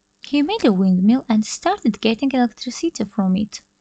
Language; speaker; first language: English; non-native, fluent; Azerbaijani